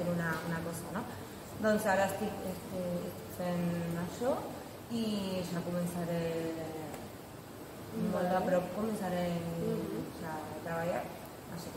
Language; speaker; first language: Catalan; non-native, learner; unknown